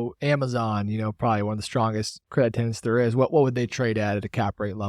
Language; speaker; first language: English; native; English